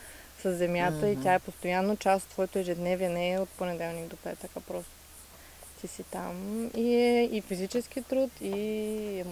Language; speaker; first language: Bulgarian; native; Bulgarian